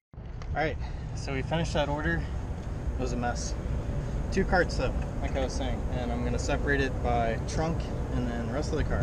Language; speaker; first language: English; native; English